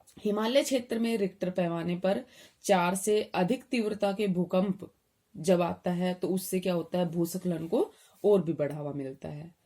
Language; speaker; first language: Hindi; native; Hindi